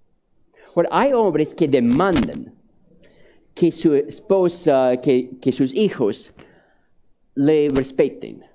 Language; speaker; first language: Spanish; non-native, fluent; English